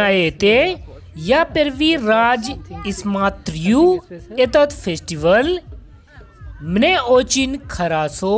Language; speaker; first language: Russian; non-native, learner; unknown